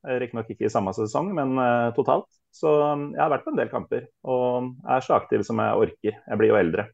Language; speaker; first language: Norwegian; native; Norwegian